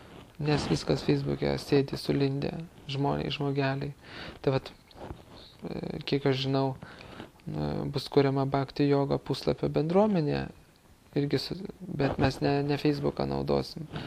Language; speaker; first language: Lithuanian; native; Lithuanian